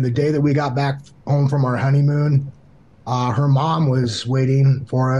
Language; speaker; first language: English; native; English